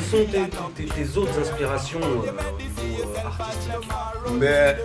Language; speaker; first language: French; native; French